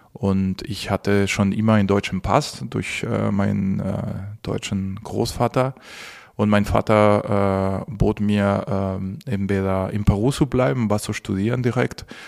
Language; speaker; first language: German; non-native, fluent; Spanish